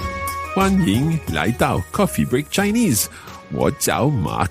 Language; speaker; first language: Chinese; non-native, learner; English